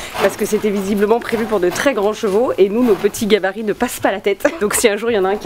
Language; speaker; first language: French; native; French